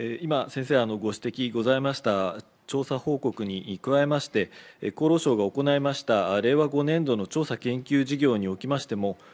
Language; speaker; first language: Japanese; native; Japanese